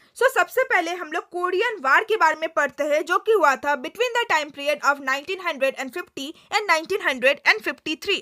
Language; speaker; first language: Hindi; native; Hindi